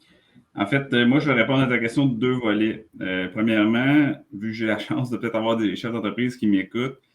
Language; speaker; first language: French; native; French